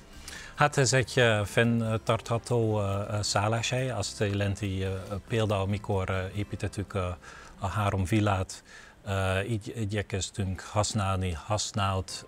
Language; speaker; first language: Hungarian; non-native, learner; Dutch